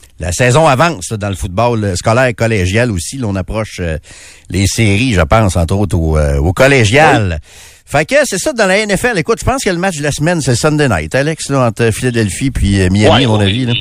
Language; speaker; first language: French; native; French